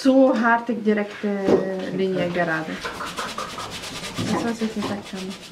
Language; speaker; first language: German; non-native, learner; Russian